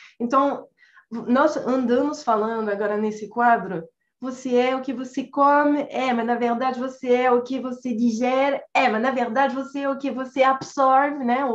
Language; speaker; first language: Portuguese; non-native, fluent; French